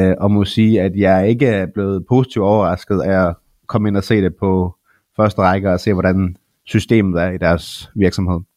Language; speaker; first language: Danish; early bilingual, other home language; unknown